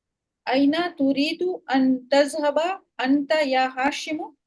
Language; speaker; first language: Arabic; non-native, learner; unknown